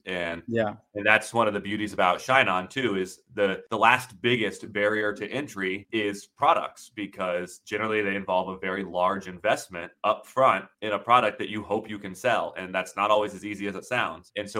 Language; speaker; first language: English; native; English